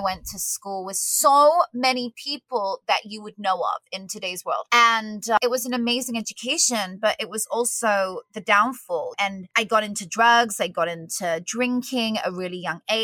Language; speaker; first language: English; native; English